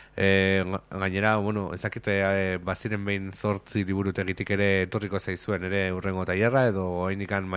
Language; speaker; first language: Basque; native; Basque